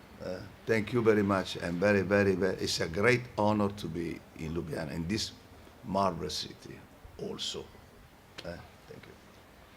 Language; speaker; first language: English; non-native, fluent; Italian